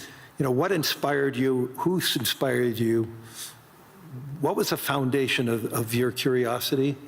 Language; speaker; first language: English; native; English